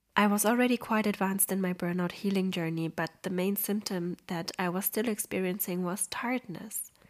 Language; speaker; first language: English; non-native, fluent; Polish